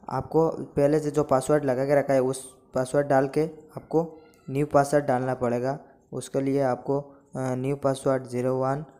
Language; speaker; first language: Hindi; native; Hindi